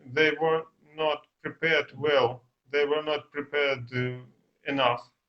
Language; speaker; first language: English; non-native, learner; Ukrainian